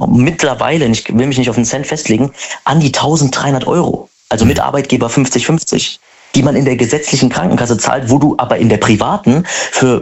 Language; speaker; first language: German; native; German